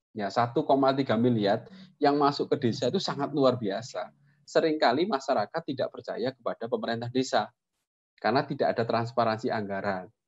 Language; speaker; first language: Indonesian; non-native, local second language; Javanese